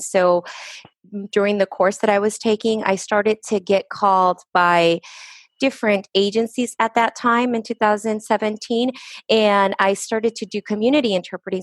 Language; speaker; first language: English; early bilingual, other home language; Spanish